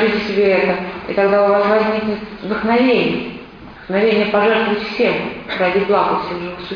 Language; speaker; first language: Russian; native; Russian